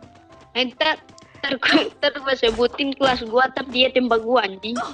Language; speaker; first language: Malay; non-native, local second language; Minangkabau